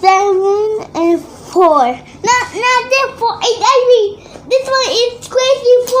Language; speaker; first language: English; non-native, learner; Thai